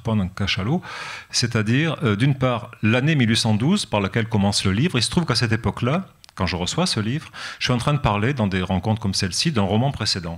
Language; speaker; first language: French; native; French